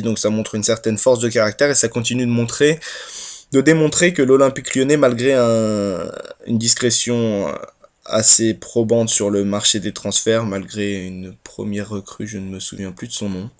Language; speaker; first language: French; native; French